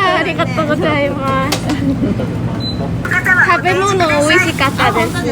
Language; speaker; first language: Japanese; non-native, learner; Korean